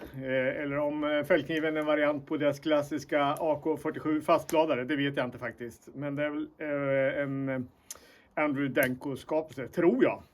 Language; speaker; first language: Swedish; native; Swedish